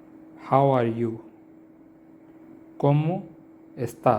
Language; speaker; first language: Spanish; non-native, learner; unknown